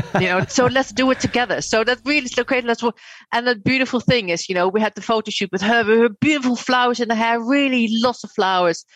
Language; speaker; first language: English; non-native, fluent; Dutch